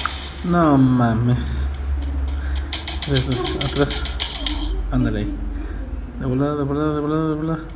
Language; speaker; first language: Spanish; native; Spanish